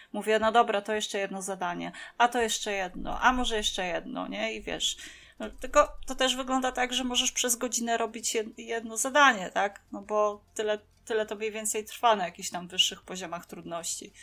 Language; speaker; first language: Polish; native; Polish